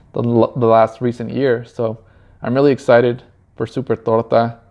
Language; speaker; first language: English; early bilingual, other home language; Spanish